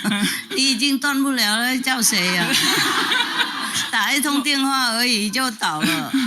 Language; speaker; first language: Chinese; non-native, fluent; Vietnamese